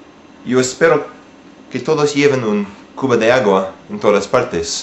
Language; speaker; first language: Spanish; non-native, learner; English